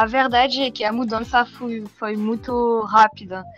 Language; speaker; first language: Portuguese; non-native, learner; French